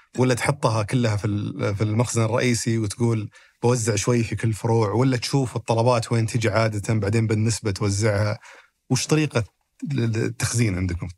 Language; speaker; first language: Arabic; native; Arabic